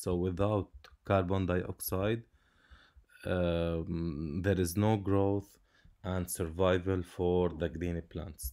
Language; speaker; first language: English; non-native, local second language; Arabic